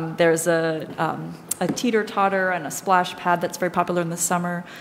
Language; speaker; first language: English; native; English